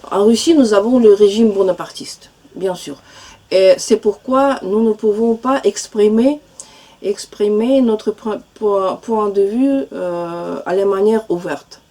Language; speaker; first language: French; non-native, fluent; Russian